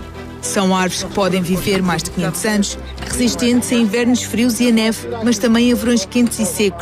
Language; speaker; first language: Portuguese; native; Portuguese